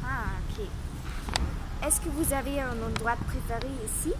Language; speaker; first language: French; non-native, learner; German